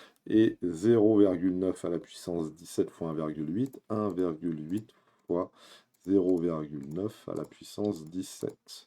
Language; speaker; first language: French; native; French